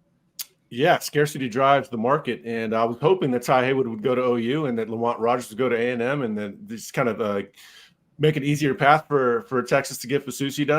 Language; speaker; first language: English; native; English